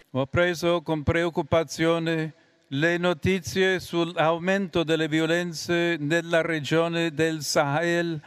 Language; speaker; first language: Italian; non-native, fluent; English